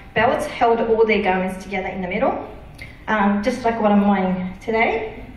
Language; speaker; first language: English; non-native, fluent; Japanese